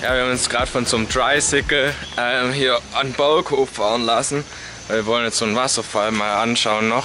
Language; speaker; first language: German; native; German